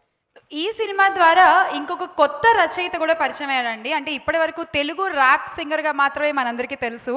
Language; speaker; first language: Telugu; native; Telugu